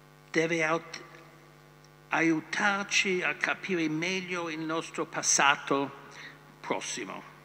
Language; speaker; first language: Italian; non-native, fluent; English